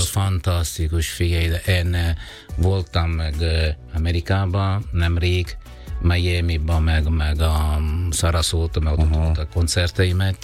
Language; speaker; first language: Hungarian; non-native, fluent; Italian